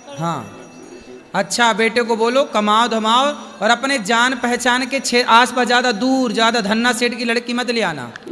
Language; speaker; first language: Hindi; native; Hindi